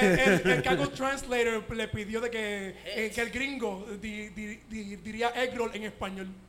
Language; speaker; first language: Spanish; native; Spanish